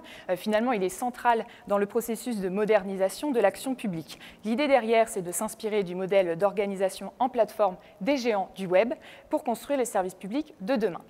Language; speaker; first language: French; native; French